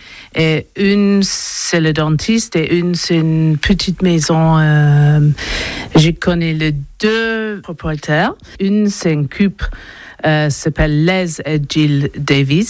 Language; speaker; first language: French; non-native, learner; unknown